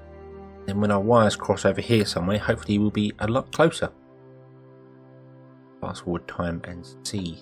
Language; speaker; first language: English; native; English